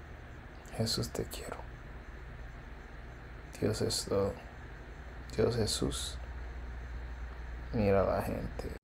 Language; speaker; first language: Spanish; early bilingual, heritage; English